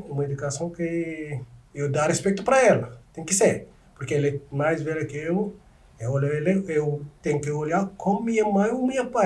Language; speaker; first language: Portuguese; non-native, learner; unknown